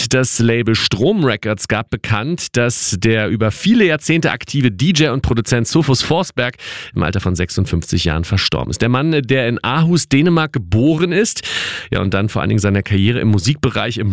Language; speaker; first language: German; native; German